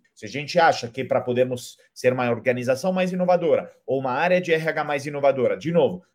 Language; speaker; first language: Portuguese; non-native, fluent; Italian